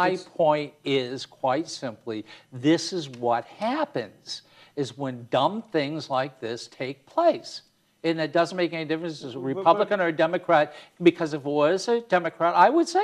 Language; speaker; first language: English; native; English